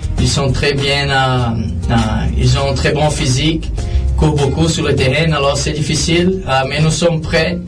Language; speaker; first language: French; non-native, learner; Portuguese